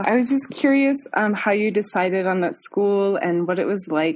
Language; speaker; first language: English; native; English